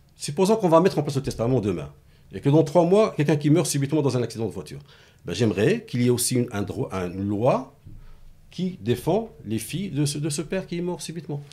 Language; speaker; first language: French; non-native, local second language; Arabic